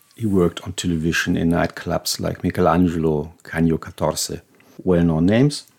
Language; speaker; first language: English; non-native, fluent; German